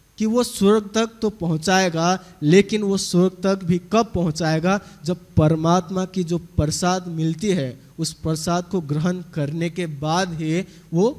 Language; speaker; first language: Hindi; native; Hindi